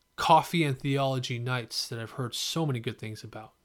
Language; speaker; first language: English; native; English